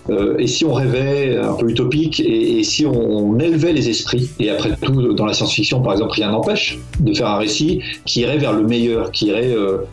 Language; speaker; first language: French; native; French